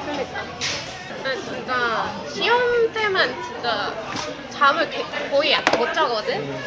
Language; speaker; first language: Korean; non-native, fluent; Indonesian